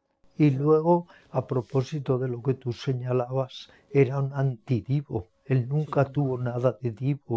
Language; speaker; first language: Spanish; native; Spanish